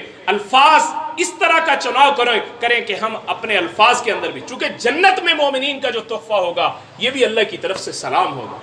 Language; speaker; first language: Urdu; non-native, local second language; Punjabi